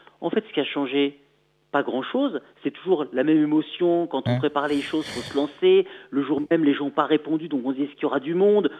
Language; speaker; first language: French; native; French